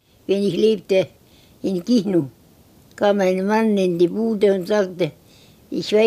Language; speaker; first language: German; non-native, learner; Estonian